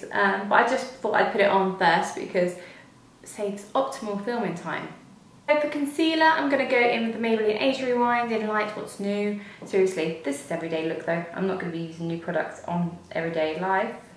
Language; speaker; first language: English; native; English